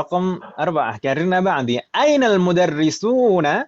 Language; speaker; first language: Arabic; non-native, fluent; Indonesian